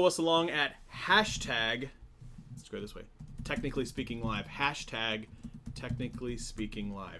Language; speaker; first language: English; native; English